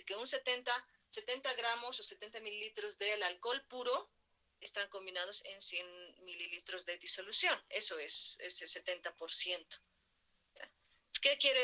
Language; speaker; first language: Spanish; native; Spanish